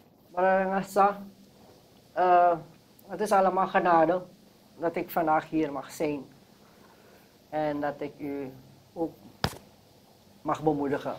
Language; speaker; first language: Dutch; non-native, local second language; Sranan Tongo